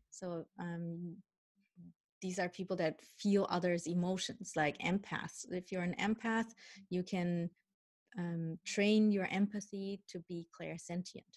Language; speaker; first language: English; non-native, fluent; Dutch